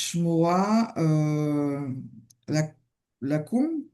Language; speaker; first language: Hebrew; non-native, learner; French